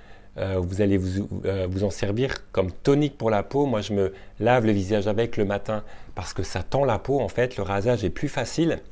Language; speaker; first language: French; native; French